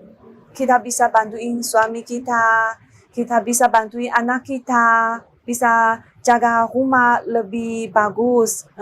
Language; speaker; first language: Indonesian; non-native, learner; Chinese